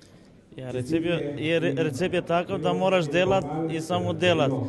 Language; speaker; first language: Slovenian; non-native, learner; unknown